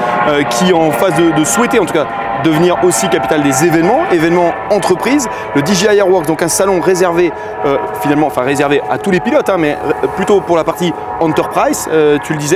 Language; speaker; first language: French; native; French